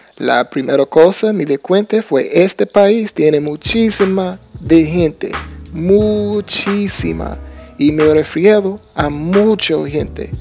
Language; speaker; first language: Spanish; non-native, learner; English